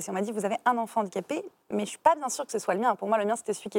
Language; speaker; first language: French; native; French